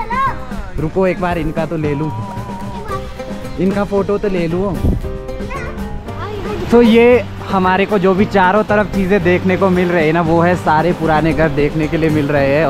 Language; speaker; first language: Hindi; non-native, local second language; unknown